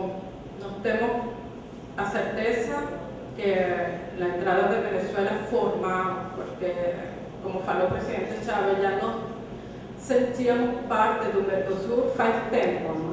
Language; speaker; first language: Portuguese; non-native, fluent; Spanish